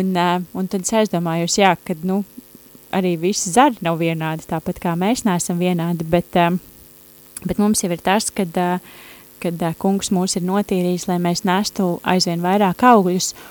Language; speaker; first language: Latvian; native; Latvian